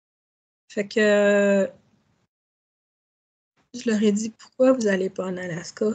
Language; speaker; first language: French; native; French